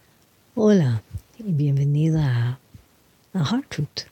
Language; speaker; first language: Spanish; non-native, learner; English